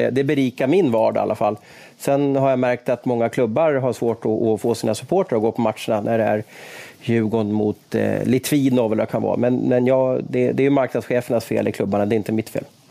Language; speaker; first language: Swedish; native; Swedish